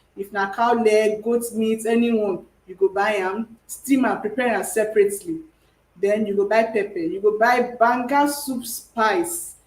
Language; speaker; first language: Nigerian Pidgin; native; Nigerian Pidgin